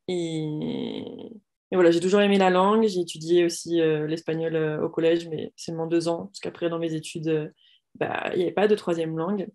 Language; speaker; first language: French; native; French